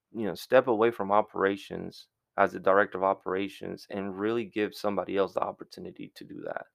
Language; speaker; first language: English; early bilingual, other home language; Spanish